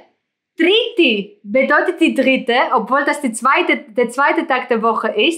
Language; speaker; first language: German; non-native, fluent; Greek